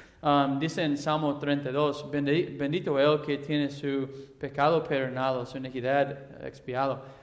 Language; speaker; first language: Spanish; non-native, fluent; English